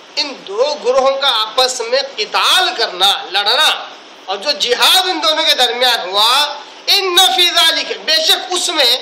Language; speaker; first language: Urdu; native; Urdu